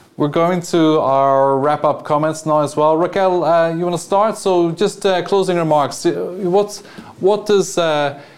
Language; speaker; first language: English; native; English